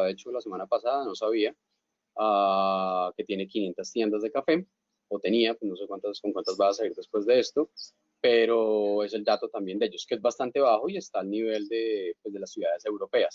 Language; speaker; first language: Spanish; native; Spanish